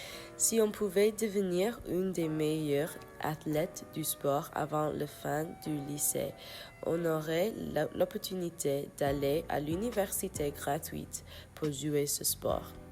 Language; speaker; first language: French; non-native, learner; English